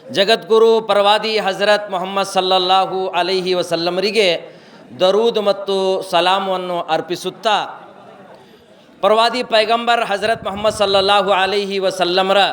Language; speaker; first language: Kannada; non-native, local second language; Urdu